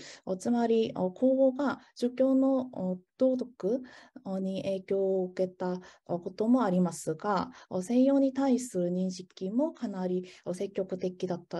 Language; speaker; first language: Japanese; non-native, fluent; Korean